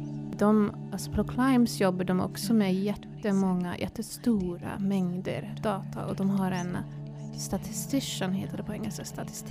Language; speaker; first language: Swedish; non-native, fluent; English